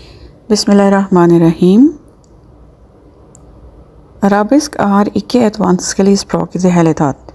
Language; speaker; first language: Norwegian; non-native, fluent; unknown